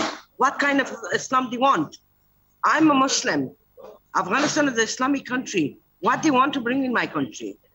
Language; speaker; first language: English; non-native, learner; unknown